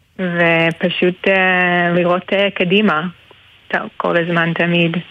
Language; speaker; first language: Hebrew; non-native, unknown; English